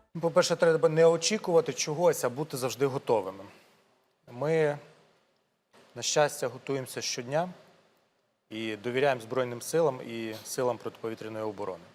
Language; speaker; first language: Ukrainian; non-native, local second language; Russian